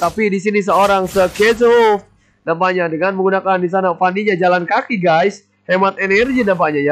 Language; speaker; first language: Indonesian; native; Indonesian